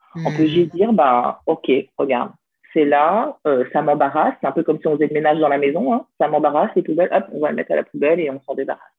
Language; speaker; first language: French; native; French